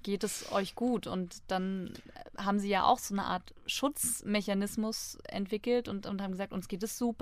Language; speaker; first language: German; native; German